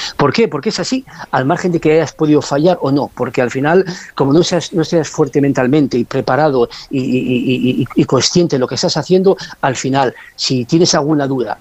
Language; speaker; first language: Spanish; native; Spanish